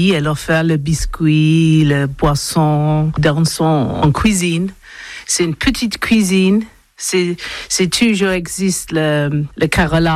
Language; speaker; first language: French; non-native, learner; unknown